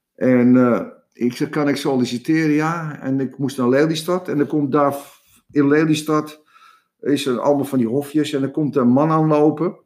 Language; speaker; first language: Dutch; native; Dutch